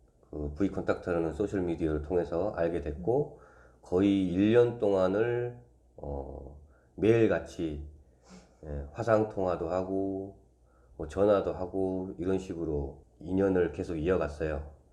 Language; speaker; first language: Korean; native; Korean